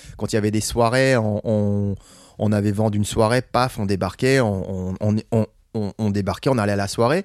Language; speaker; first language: French; non-native, fluent; English